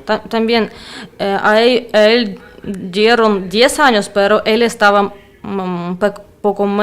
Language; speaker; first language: Spanish; non-native, learner; Russian